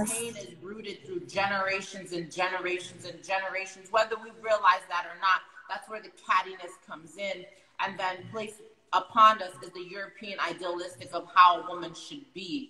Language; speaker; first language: English; native; English